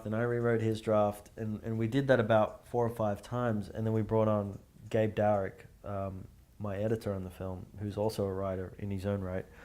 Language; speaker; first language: English; native; English